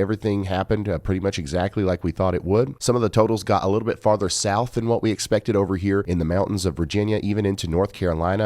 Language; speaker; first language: English; native; English